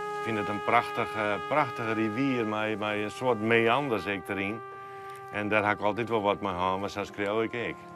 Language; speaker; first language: Dutch; non-native, local second language; Western Frisian